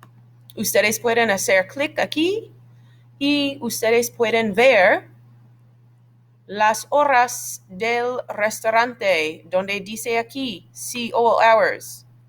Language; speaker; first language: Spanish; non-native, fluent; English